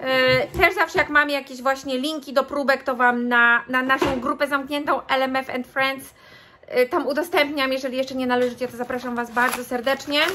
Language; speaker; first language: Polish; native; Polish